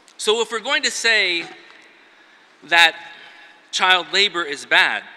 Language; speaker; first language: English; native; English